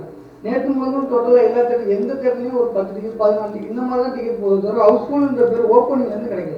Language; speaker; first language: Tamil; native; Tamil